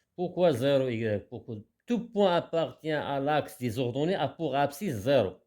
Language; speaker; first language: French; non-native, local second language; Arabic